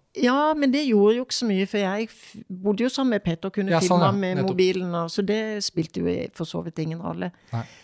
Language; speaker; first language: Norwegian; native; Norwegian